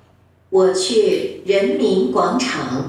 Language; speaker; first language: Chinese; non-native, learner; Vietnamese